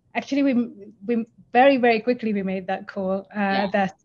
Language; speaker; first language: English; non-native, fluent; Hungarian